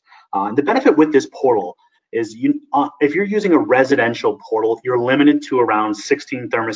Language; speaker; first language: English; native; English